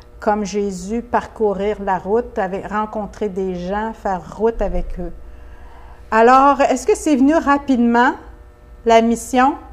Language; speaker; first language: French; native; French